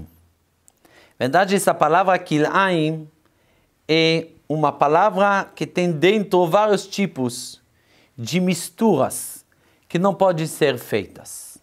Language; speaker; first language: Portuguese; non-native, fluent; Hebrew